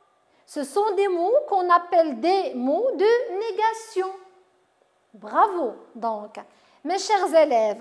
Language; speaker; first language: French; non-native, local second language; Arabic